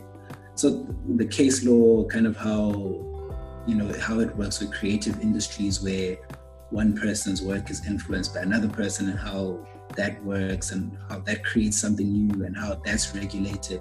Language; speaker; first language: English; non-native, local second language; North Ndebele